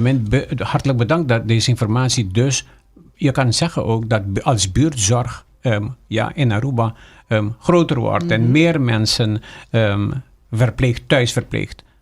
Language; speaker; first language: Dutch; non-native, local second language; Papiamento